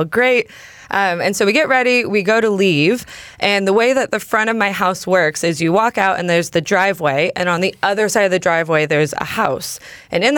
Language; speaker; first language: English; native; English